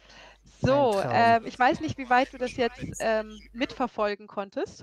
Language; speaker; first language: German; native; German